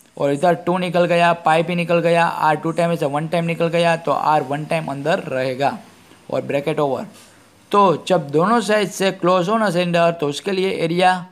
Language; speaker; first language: Hindi; non-native, local second language; Gujarati